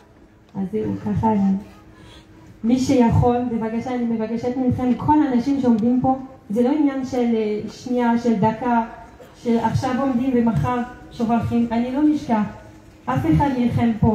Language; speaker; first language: Hebrew; non-native, fluent; French